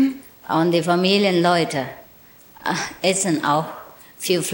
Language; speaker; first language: German; non-native, learner; Vietnamese